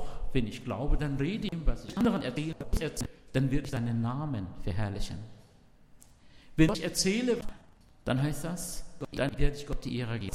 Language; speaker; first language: German; non-native, learner; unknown